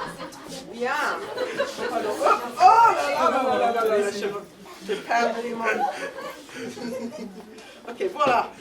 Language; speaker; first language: French; non-native, fluent; English